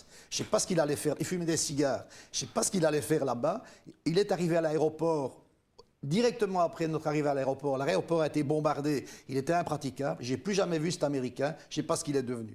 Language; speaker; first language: French; native; French